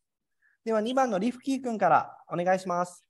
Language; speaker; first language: Japanese; native; Japanese